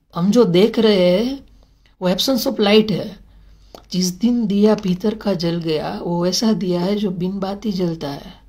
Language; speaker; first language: Hindi; non-native, local second language; Gujarati